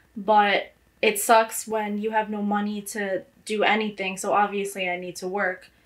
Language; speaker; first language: English; native; English